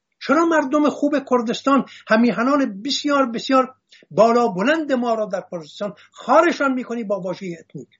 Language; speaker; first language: Persian; non-native, local second language; Assyrian Neo-Aramaic